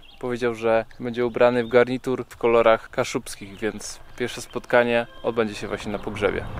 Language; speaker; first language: Polish; native; Polish